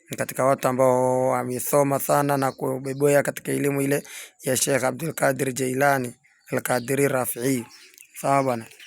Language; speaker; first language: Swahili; native; Swahili